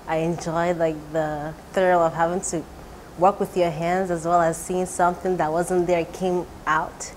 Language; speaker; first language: English; non-native, local second language; Igbo